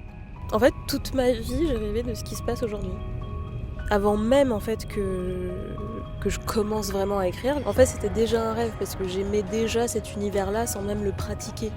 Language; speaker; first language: French; native; French